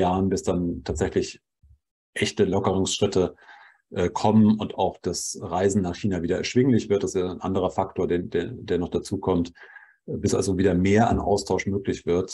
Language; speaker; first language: German; native; German